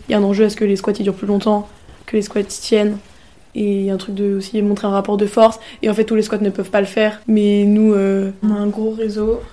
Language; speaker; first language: French; native; French